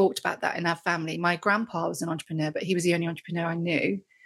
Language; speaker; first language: English; native; English